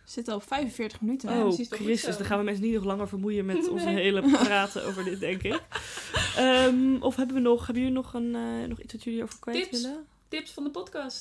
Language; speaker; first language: Dutch; native; Dutch